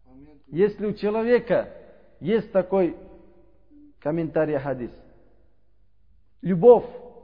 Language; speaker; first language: Russian; non-native, learner; Uzbek